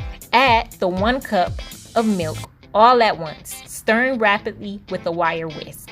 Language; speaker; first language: English; native; English